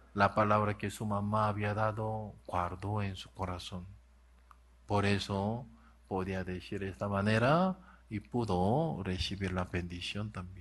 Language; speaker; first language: Spanish; non-native, learner; Korean